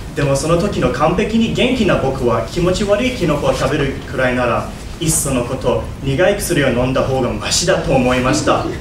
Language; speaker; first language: Japanese; non-native, fluent; Chinese